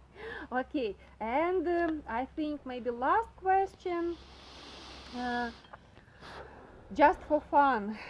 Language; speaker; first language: English; non-native, learner; Russian